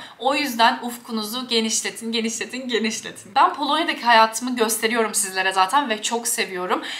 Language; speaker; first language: Turkish; native; Turkish